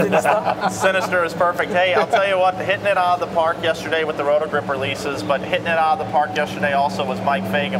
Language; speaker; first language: English; native; English